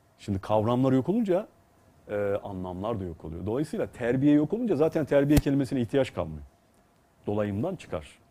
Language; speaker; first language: Turkish; native; Turkish